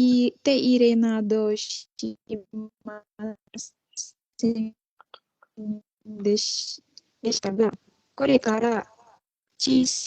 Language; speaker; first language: Japanese; non-native, learner; Indonesian